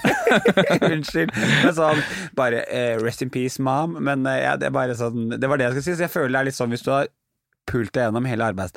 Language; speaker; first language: Norwegian; native; Norwegian